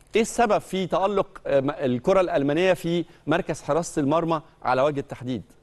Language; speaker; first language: Arabic; native; Arabic